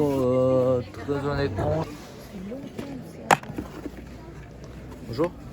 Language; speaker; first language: French; native; French